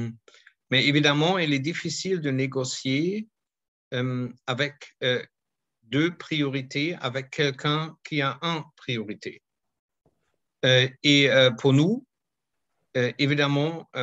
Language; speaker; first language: French; non-native, fluent; German